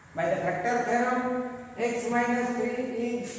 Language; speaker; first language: English; non-native, local second language; Marathi